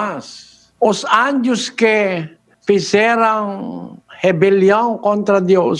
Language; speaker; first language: Portuguese; non-native, learner; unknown